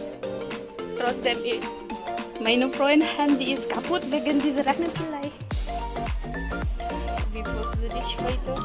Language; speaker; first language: German; non-native, learner; Indonesian